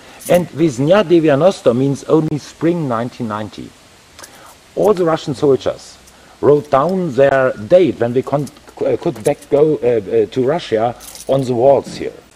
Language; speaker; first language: English; non-native, fluent; German